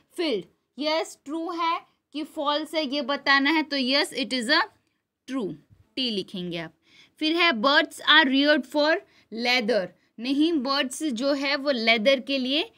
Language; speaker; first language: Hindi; non-native, local second language; Gujarati